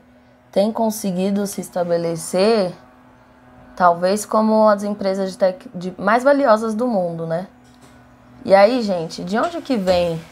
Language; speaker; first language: Portuguese; native; Portuguese